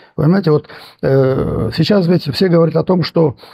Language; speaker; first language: Russian; non-native, local second language; Armenian